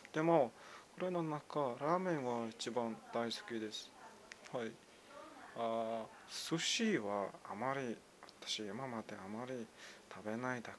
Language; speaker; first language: Japanese; non-native, learner; Mongolian